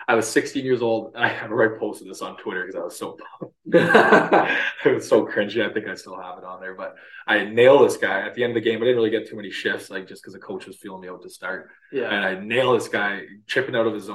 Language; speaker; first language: English; native; English